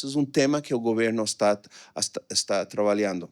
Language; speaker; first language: Portuguese; non-native, fluent; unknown